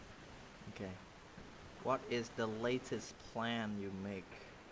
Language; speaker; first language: English; non-native, fluent; Vietnamese